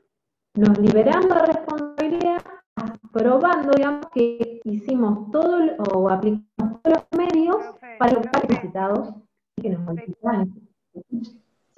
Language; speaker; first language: Spanish; native; Spanish